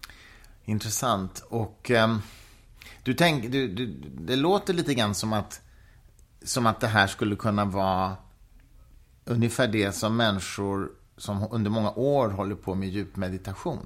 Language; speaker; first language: Swedish; native; Swedish